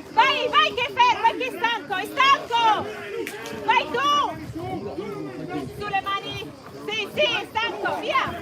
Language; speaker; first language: Italian; native; Italian